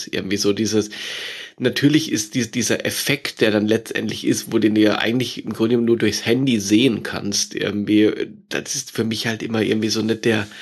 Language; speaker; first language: German; native; German